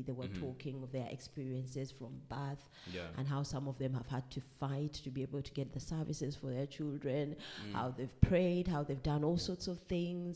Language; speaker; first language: English; non-native, local second language; Ganda